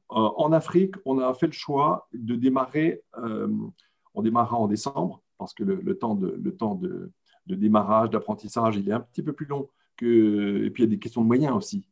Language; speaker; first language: French; native; French